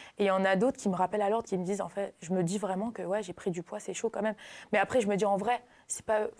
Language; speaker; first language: French; native; French